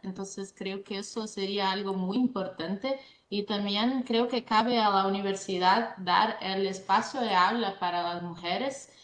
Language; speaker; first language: Spanish; non-native, fluent; Portuguese